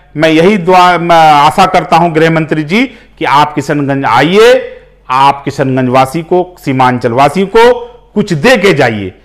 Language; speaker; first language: Hindi; native; Hindi